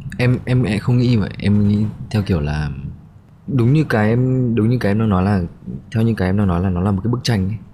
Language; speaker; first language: Vietnamese; native; Vietnamese